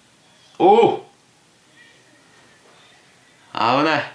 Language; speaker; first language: Japanese; native; Japanese